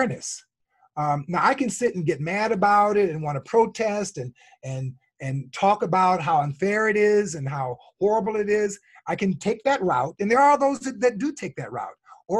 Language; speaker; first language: English; native; English